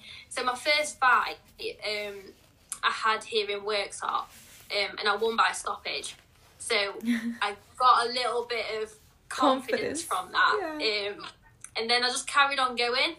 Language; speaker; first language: English; native; English